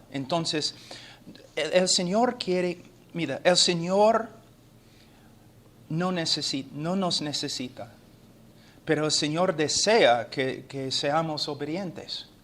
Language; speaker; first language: Spanish; non-native, fluent; English